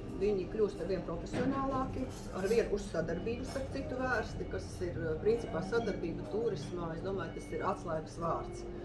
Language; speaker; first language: Latvian; native; Latvian